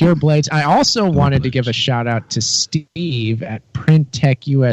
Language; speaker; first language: English; native; English